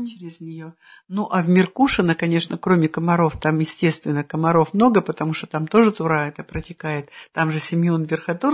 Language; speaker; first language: Russian; native; Russian